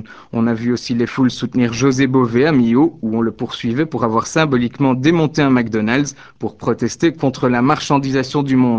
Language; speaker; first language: French; native; French